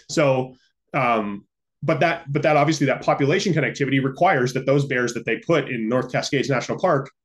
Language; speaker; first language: English; native; English